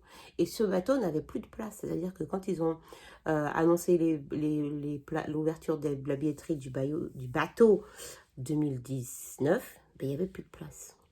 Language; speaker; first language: French; native; French